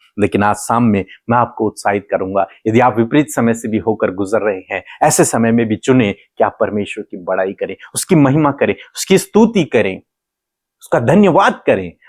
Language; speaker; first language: Hindi; native; Hindi